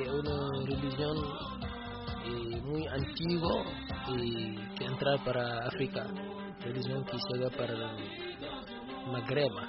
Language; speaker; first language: Spanish; non-native, learner; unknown